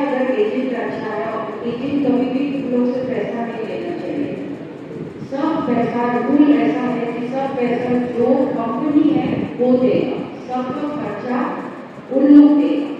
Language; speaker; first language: Hindi; non-native, local second language; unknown